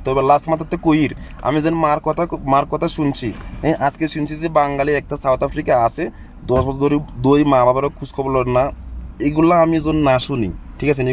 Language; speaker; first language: Bangla; non-native, fluent; Zulu